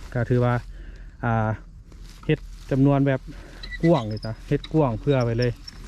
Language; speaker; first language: Lao; native; Lao